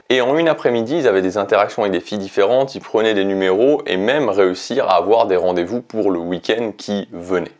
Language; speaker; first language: French; native; French